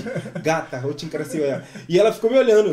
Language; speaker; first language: Portuguese; native; Portuguese